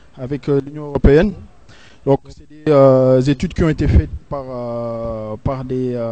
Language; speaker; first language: French; non-native, local second language; Wolof